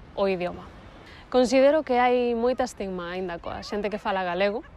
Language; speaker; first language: Galician; non-native, local second language; Spanish